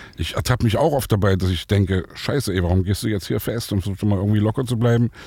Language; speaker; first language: German; native; German